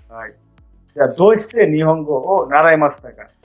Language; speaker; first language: Japanese; non-native, fluent; Bangla